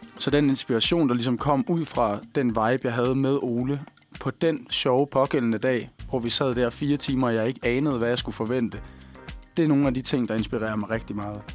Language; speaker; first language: Danish; native; Danish